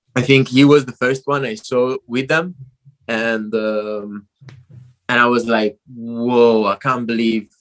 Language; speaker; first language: English; non-native, fluent; Italian